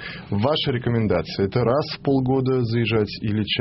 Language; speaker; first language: Russian; native; Russian